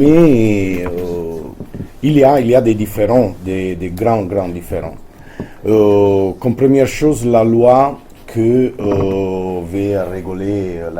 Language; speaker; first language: French; non-native, fluent; Italian